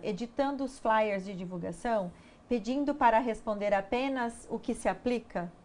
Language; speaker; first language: Portuguese; native; Portuguese